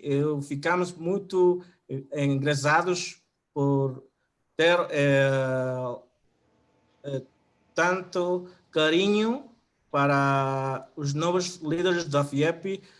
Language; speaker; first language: Portuguese; non-native, learner; Spanish